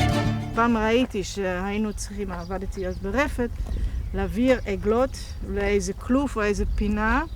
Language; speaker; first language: Hebrew; non-native, fluent; Dutch